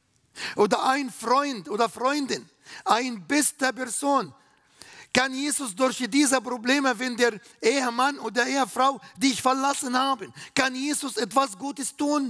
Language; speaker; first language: German; non-native, learner; Arabic